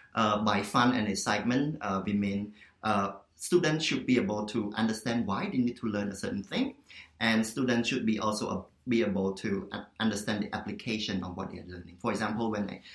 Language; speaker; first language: English; non-native, fluent; Khmer